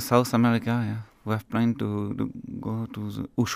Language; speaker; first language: English; non-native, learner; French